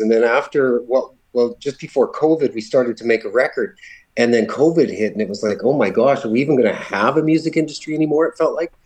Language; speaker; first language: English; native; English